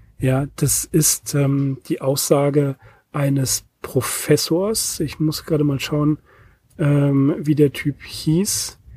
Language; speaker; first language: German; native; German